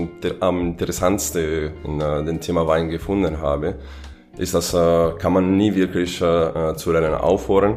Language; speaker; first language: German; non-native, fluent; Italian